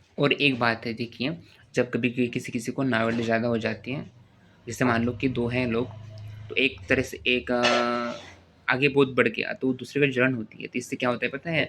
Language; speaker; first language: Hindi; non-native, local second language; Marathi